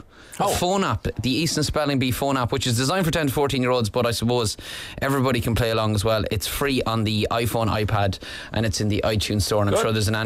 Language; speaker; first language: English; native; English